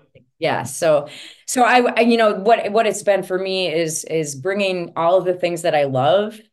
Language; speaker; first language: English; native; English